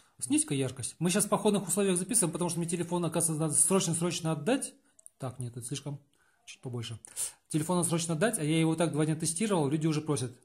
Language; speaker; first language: Russian; native; Russian